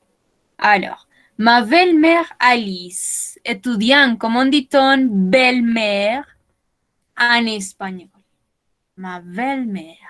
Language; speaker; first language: French; non-native, learner; Spanish